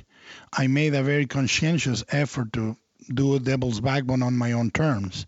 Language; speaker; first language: English; non-native, fluent; Spanish